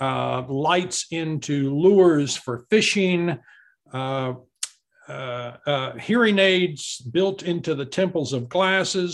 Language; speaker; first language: English; native; English